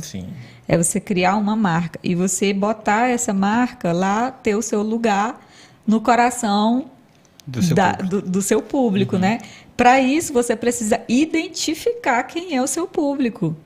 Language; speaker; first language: Portuguese; native; Portuguese